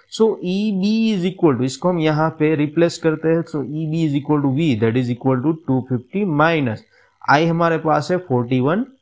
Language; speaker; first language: Hindi; non-native, local second language; Gujarati